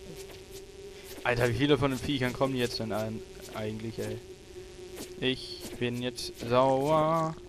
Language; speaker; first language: German; native; German